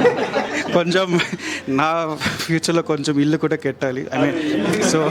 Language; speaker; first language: Telugu; non-native, learner; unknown